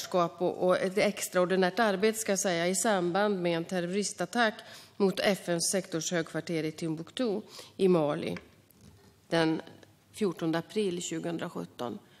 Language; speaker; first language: Swedish; native; Swedish